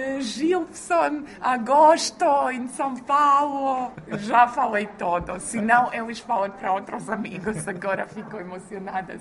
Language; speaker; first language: Portuguese; non-native, fluent; Croatian